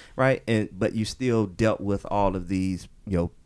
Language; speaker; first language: English; native; English